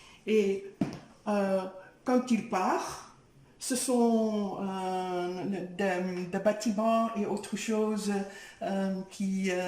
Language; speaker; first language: French; non-native, fluent; Dutch